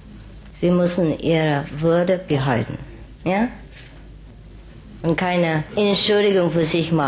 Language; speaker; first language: German; non-native, fluent; Vietnamese